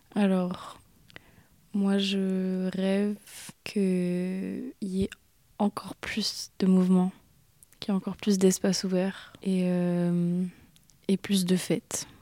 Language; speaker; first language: French; native; French